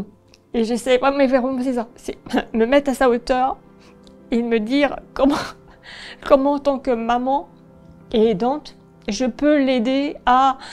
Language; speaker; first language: French; native; French